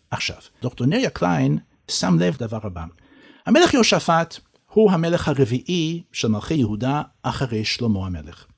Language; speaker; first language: Hebrew; non-native, fluent; English